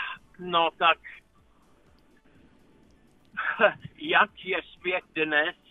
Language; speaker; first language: Czech; non-native, learner; English